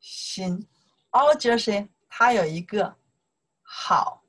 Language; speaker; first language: Chinese; non-native, learner; English